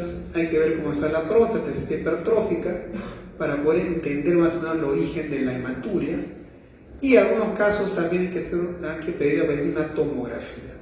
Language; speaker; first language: Spanish; native; Spanish